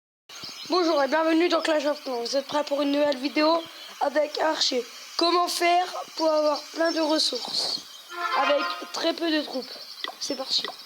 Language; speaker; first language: French; native; French